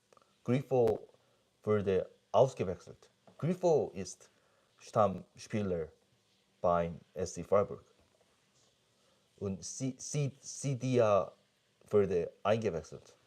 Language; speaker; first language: German; non-native, learner; English